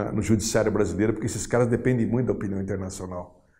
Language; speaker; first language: Portuguese; native; Portuguese